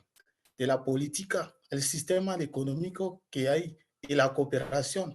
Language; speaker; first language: Spanish; non-native, learner; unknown